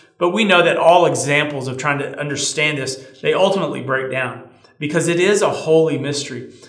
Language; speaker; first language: English; native; English